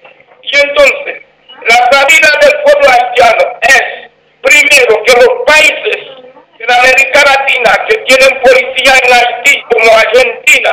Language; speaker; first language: Spanish; non-native, fluent; Haitian Creole